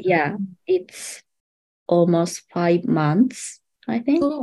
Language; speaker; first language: English; non-native, learner; Japanese